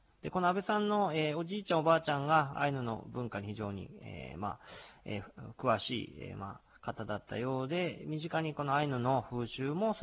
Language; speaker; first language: Japanese; native; Japanese